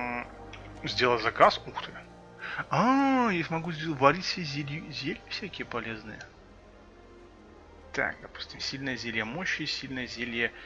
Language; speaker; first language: Russian; native; Russian